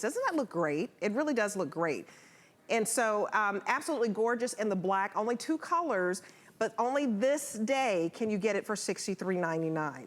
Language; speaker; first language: English; native; English